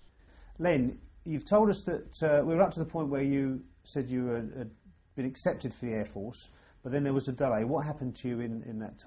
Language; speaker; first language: English; native; English